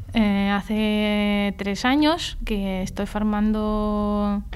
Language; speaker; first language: Spanish; non-native, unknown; Russian